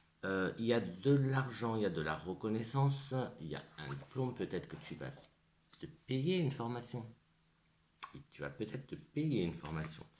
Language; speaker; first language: French; native; French